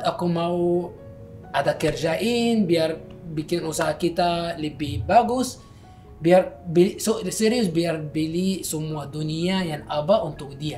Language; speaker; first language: Indonesian; non-native, learner; Arabic